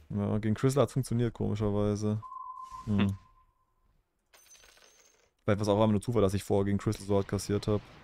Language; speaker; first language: German; native; German